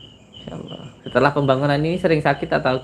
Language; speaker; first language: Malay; non-native, local second language; Javanese